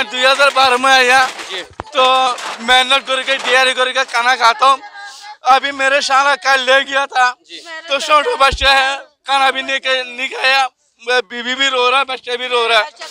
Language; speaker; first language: Hindi; non-native, learner; Rohingya